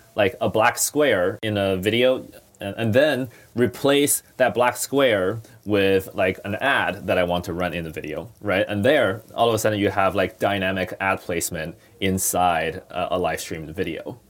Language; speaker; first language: English; non-native, fluent; Chinese